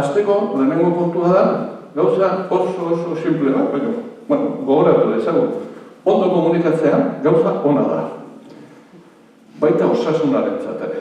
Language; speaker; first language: Basque; native; Basque